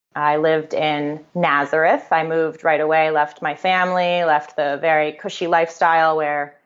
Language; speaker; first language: English; native; English